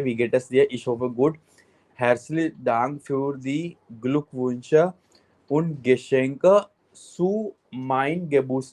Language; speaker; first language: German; non-native, fluent; Hindi